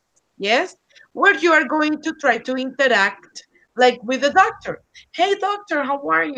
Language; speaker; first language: English; non-native, fluent; Spanish